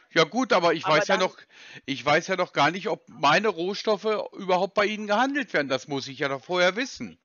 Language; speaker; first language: German; native; German